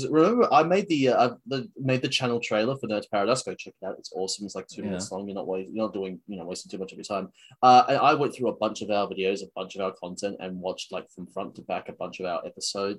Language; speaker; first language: English; native; English